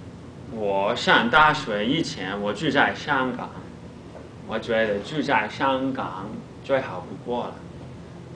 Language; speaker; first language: Chinese; non-native, learner; English